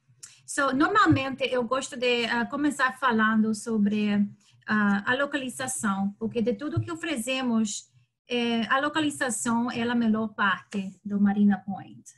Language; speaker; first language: Portuguese; non-native, learner; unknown